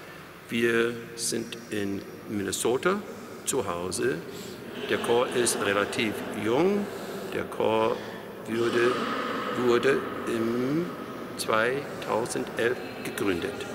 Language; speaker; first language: German; non-native, fluent; English